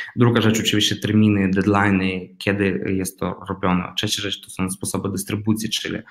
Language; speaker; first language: Polish; non-native, fluent; Ukrainian